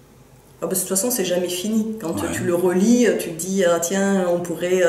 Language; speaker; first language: French; native; French